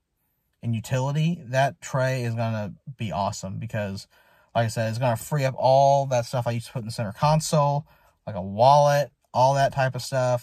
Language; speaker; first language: English; native; English